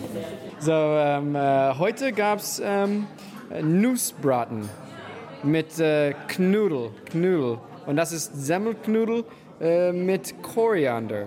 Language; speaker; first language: German; non-native, fluent; English